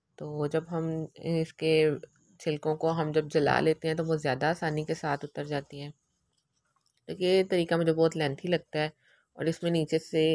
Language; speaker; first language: Urdu; native; Urdu